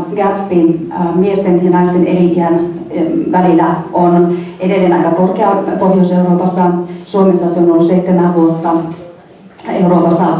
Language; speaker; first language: Finnish; native; Finnish